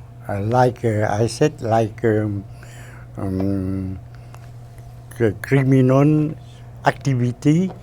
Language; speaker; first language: English; non-native, learner; Vietnamese